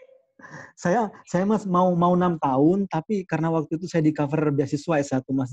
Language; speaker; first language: Indonesian; non-native, local second language; Madurese